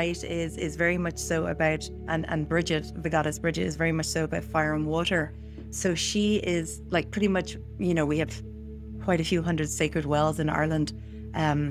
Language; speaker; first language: English; native; English